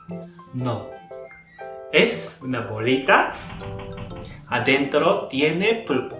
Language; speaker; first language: Spanish; non-native, learner; Japanese